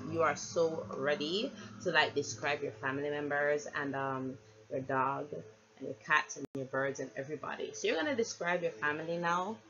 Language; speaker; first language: English; native; English